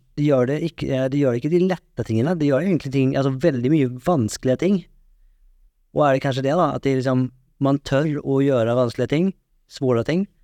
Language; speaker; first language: Swedish; non-native, fluent; Norwegian